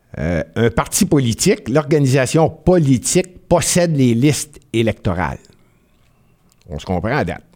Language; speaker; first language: French; native; French